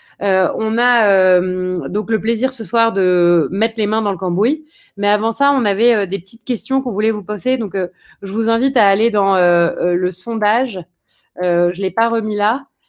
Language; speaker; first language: French; native; French